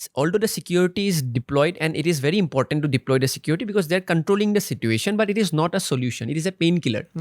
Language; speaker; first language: English; non-native, local second language; Assamese